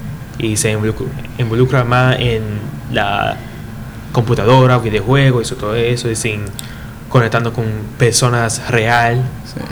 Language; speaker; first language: Spanish; early bilingual, heritage; English